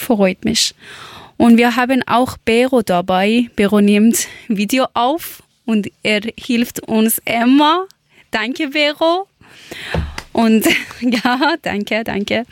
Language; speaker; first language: German; non-native, learner; Persian